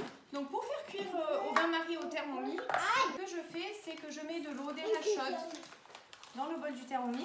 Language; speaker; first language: French; native; French